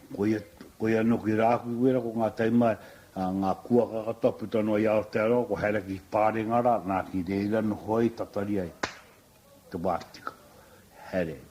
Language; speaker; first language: Māori; native; Māori